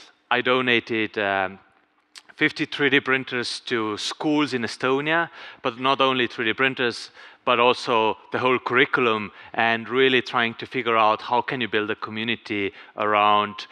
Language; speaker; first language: English; non-native, fluent; Estonian